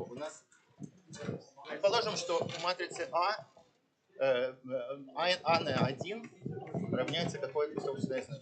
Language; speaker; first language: Russian; native; Russian